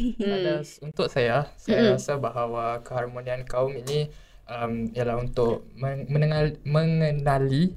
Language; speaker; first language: Malay; native; Malay